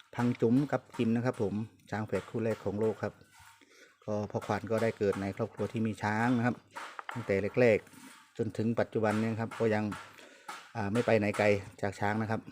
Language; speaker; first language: Thai; native; Thai